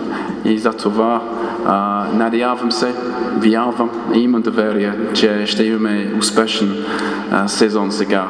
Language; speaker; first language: Bulgarian; non-native, fluent; English